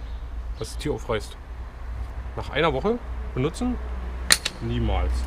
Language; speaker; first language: German; native; German